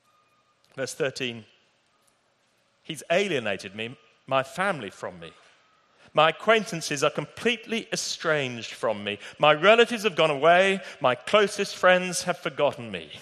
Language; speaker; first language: English; native; English